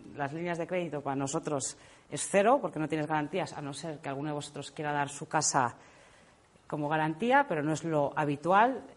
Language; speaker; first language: Spanish; native; Spanish